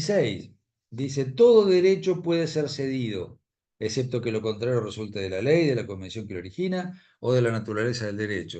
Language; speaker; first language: Spanish; native; Spanish